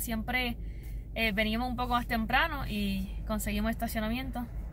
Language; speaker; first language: Spanish; native; Spanish